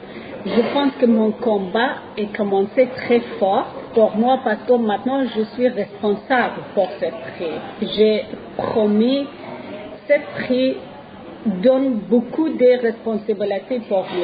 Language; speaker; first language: French; non-native, learner; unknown